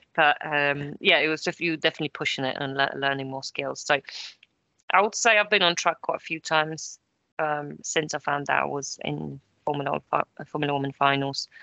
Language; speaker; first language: English; early bilingual, other home language; Polish